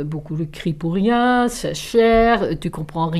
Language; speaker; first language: French; non-native, fluent; Dutch